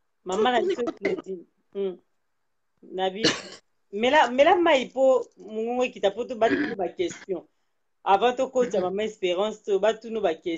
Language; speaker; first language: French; non-native, local second language; Lingala